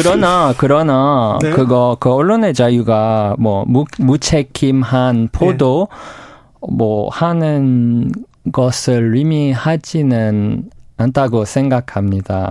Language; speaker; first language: Korean; non-native, fluent; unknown